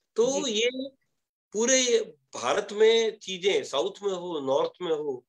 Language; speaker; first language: Hindi; native; Hindi